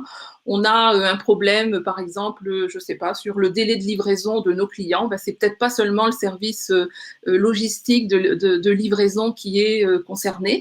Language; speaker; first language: French; native; French